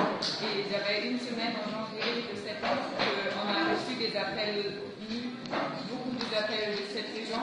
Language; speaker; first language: French; non-native, fluent; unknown